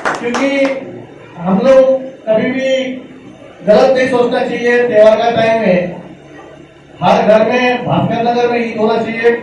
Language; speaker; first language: Hindi; non-native, local second language; Marathi